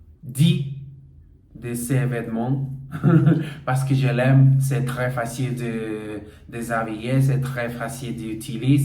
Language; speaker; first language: French; non-native, learner; Portuguese